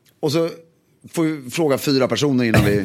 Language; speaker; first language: Swedish; native; Swedish